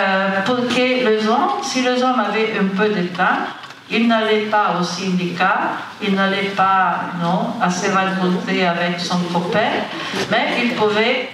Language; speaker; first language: French; non-native, fluent; Italian